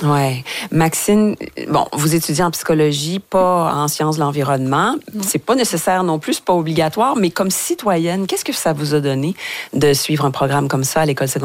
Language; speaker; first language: French; native; French